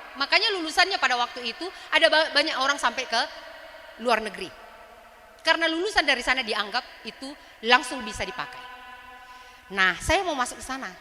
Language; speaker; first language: Indonesian; native; Indonesian